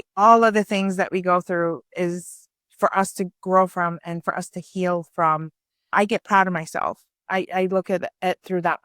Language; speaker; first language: English; early bilingual, other home language; Persian